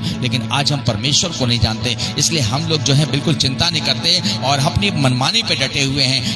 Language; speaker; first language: Hindi; native; Hindi